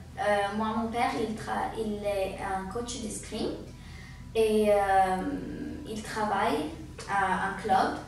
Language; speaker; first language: French; early bilingual, heritage; French